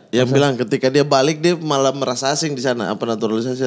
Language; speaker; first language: Indonesian; native; Indonesian